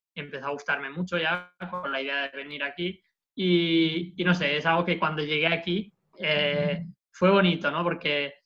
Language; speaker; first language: Spanish; native; Spanish